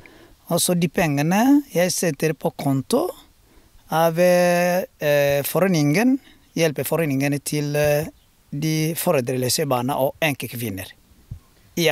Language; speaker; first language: Norwegian; non-native, learner; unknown